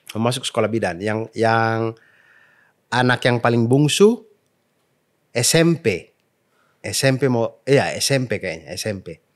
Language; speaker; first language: Indonesian; native; Indonesian